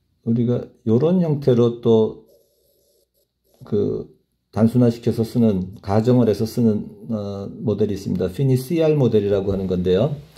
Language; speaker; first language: Korean; native; Korean